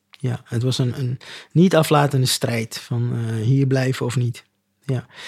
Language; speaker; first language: Dutch; native; Dutch